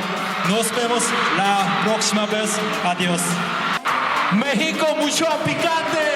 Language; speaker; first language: Spanish; non-native, learner; Korean